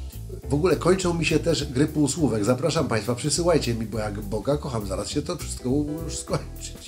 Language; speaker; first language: Polish; native; Polish